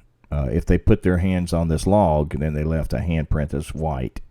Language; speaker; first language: English; native; English